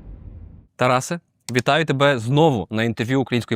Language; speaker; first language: Ukrainian; native; Ukrainian